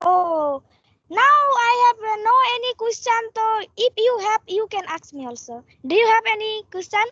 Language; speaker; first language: English; non-native, learner; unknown